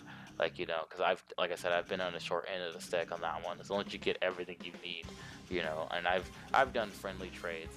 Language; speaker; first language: English; native; English